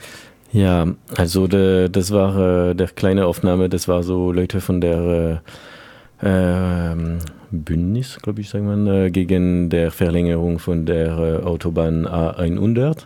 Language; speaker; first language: German; non-native, fluent; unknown